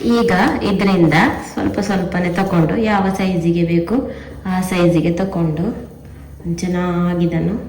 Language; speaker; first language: Kannada; native; Kannada